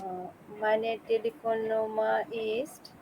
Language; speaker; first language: German; non-native, learner; Bangla